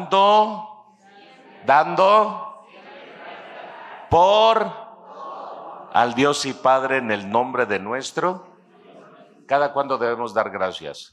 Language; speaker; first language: Spanish; native; Spanish